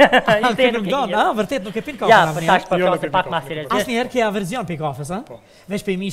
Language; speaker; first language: Albanian; native; Albanian